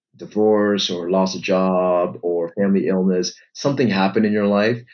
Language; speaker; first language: English; native; English